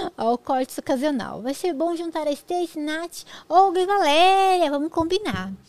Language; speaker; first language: Portuguese; native; Portuguese